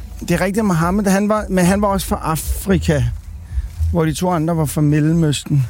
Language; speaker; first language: Danish; native; Danish